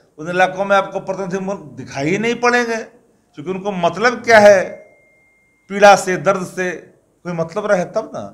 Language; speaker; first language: Hindi; native; Hindi